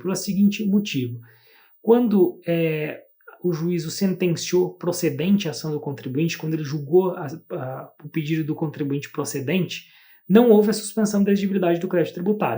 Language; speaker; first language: Portuguese; native; Portuguese